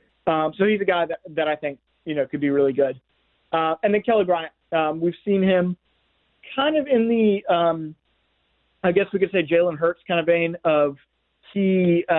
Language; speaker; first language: English; native; English